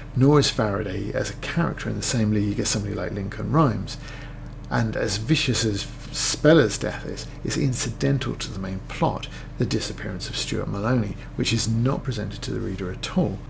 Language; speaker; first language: English; native; English